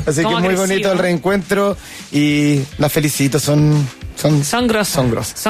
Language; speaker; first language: Spanish; native; Spanish